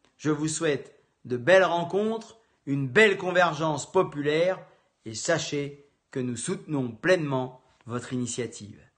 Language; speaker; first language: French; native; French